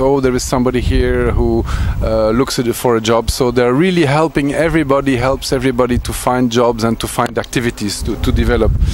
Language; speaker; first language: English; non-native, fluent; French